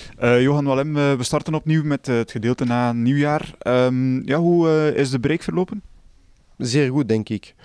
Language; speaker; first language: Dutch; native; Dutch